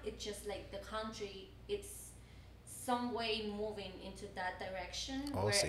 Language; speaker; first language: English; non-native, fluent; Spanish